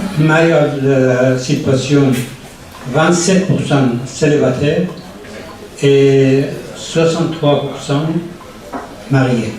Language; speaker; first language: French; non-native, learner; Persian